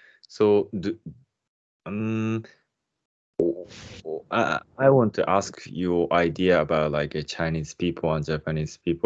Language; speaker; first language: English; non-native, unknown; Japanese